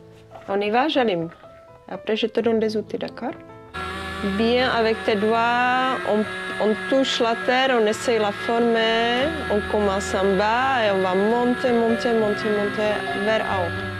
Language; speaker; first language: French; non-native, fluent; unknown